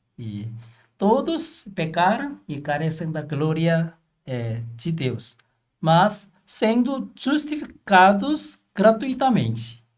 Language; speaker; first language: Portuguese; non-native, fluent; Korean